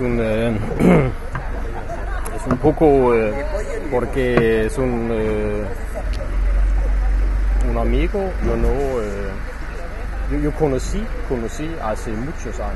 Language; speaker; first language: Spanish; non-native, learner; Danish